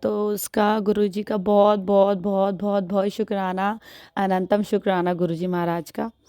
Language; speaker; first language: Hindi; native; Hindi